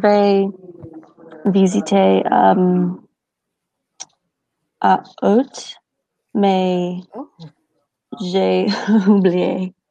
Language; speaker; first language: French; non-native, learner; English